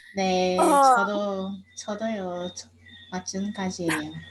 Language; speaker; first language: Korean; non-native, learner; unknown